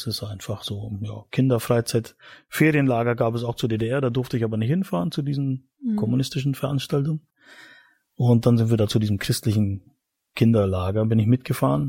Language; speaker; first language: German; native; German